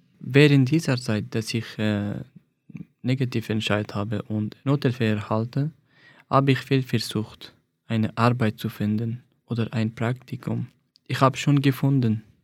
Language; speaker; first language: German; non-native, fluent; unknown